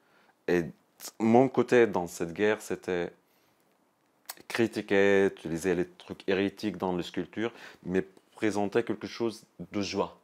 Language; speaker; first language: French; non-native, learner; Arabic